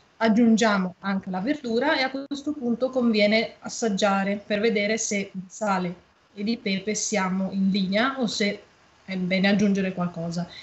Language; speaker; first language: Italian; native; Italian